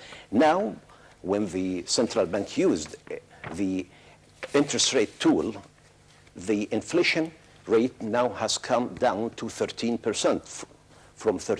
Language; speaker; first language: English; non-native, fluent; Arabic